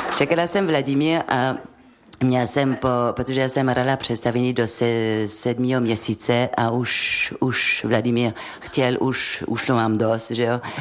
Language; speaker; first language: Czech; non-native, fluent; French